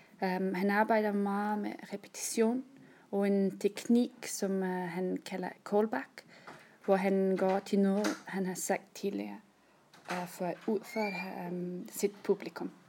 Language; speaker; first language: Danish; non-native, learner; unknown